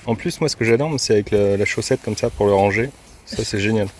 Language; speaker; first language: French; native; French